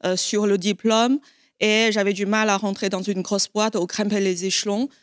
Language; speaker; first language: French; non-native, fluent; Chinese